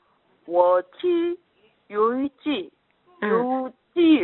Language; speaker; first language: Chinese; non-native, learner; Korean